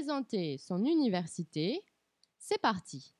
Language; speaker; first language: French; non-native, fluent; Portuguese